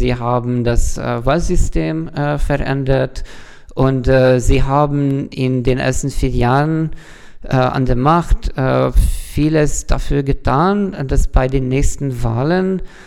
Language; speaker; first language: German; non-native, fluent; Hungarian